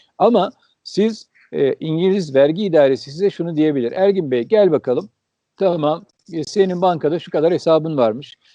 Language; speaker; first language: Turkish; early bilingual, heritage; Turkish